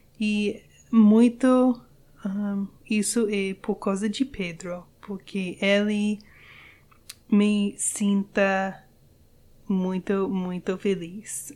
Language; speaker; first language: Portuguese; non-native, learner; English